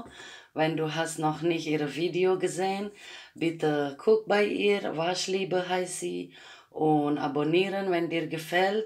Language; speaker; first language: German; non-native, learner; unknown